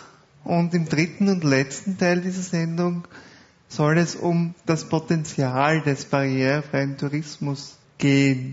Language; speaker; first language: German; native; German